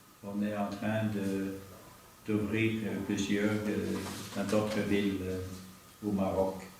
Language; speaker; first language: French; non-native, fluent; Norwegian